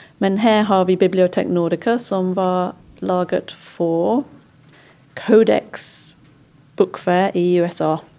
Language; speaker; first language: Norwegian; non-native, fluent; English